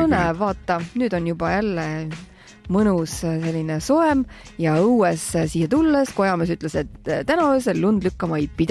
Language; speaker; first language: Estonian; native; Estonian